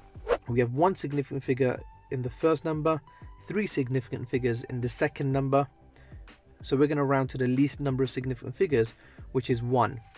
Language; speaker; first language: English; native; English